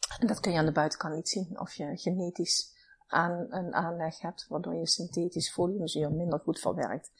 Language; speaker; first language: Dutch; native; Dutch